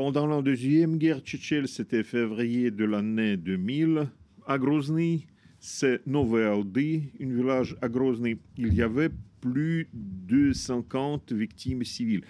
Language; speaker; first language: French; non-native, fluent; Russian